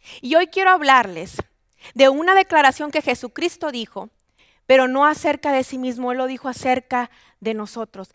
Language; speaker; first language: Spanish; native; Spanish